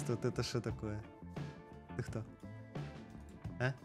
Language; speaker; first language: Russian; native; Russian